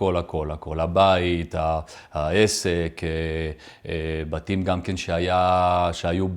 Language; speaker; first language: Hebrew; early bilingual, other home language; French